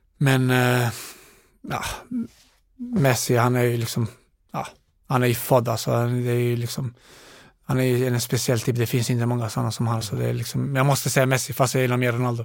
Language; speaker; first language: Swedish; non-native, fluent; Bosnian